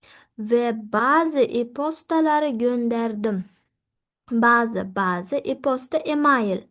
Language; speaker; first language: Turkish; non-native, fluent; Uzbek